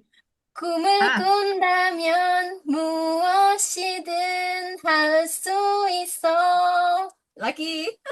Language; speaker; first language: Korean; non-native, fluent; Indonesian